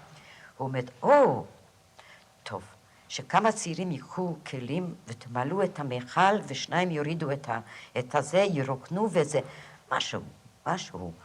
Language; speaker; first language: Hebrew; non-native, fluent; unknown